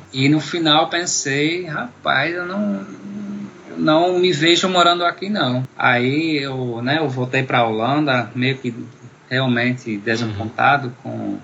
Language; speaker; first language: Portuguese; non-native, fluent; Dutch